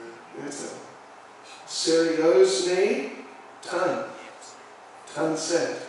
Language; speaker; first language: Russian; non-native, learner; English